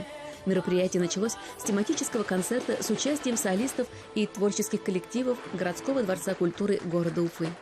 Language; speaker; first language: Russian; native; Russian